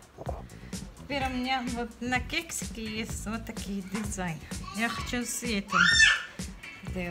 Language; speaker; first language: Russian; non-native, learner; Tajik